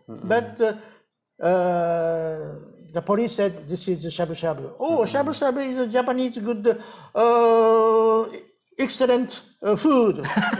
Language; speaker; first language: English; non-native, learner; Japanese